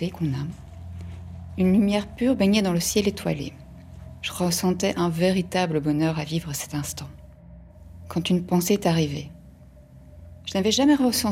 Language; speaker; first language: French; native; French